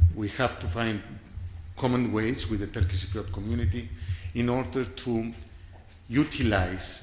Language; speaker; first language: English; non-native, fluent; Greek